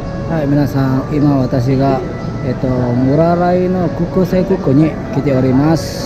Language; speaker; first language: Japanese; non-native, fluent; Indonesian